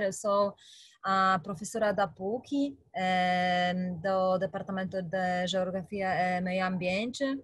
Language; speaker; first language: Portuguese; non-native, fluent; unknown